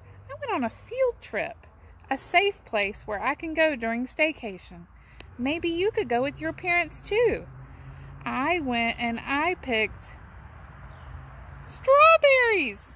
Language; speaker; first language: English; native; English